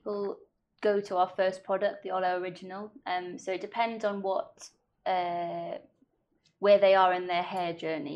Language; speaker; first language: English; non-native, local second language; Welsh